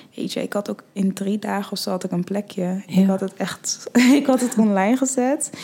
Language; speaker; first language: Dutch; early bilingual, other home language; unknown